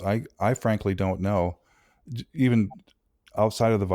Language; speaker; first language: English; native; English